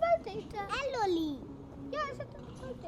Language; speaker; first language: Dutch; early bilingual, other home language; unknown